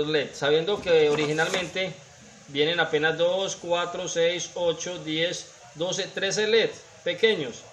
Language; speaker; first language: Spanish; native; Spanish